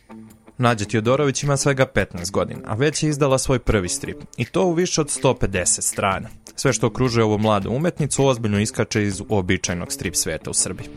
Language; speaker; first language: Serbian; native; Serbian